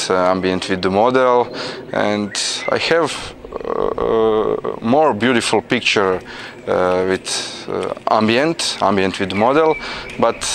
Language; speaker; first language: English; non-native, learner; Croatian